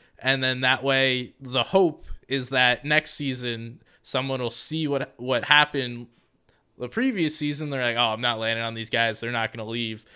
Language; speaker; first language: English; native; English